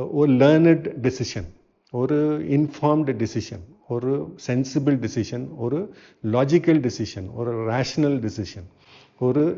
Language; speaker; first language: Malayalam; non-native, fluent; Hindi